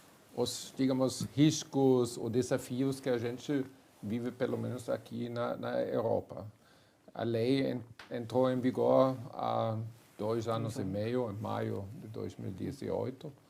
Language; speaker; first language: Portuguese; non-native, fluent; German